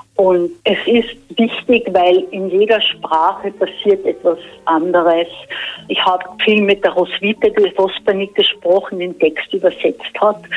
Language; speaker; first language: German; native; German